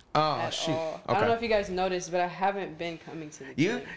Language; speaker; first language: English; native; English